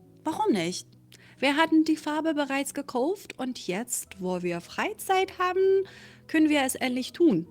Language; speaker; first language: German; non-native, fluent; Persian